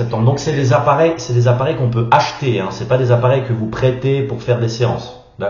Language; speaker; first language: French; native; French